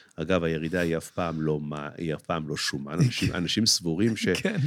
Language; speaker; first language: Hebrew; native; Hebrew